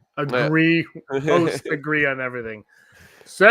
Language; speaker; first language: English; native; English